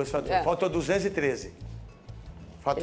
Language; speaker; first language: Portuguese; native; Portuguese